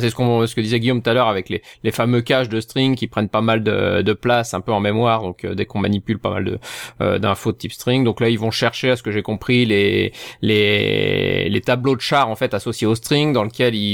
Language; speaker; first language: French; native; French